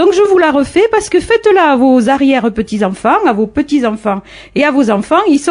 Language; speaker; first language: French; native; French